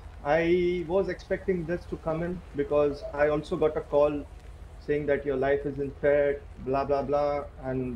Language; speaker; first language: English; non-native, local second language; Hindi